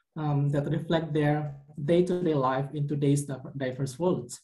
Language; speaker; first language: English; non-native, fluent; Indonesian